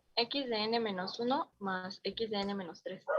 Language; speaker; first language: Spanish; native; Spanish